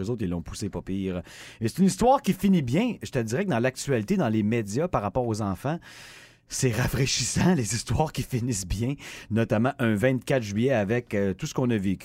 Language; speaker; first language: French; native; French